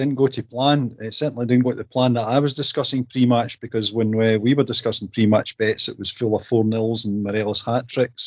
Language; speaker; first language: English; native; English